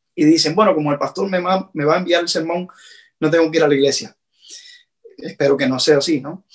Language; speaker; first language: Spanish; native; Spanish